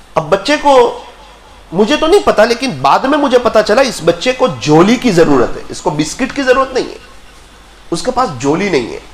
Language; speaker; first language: Urdu; non-native, local second language; Gujarati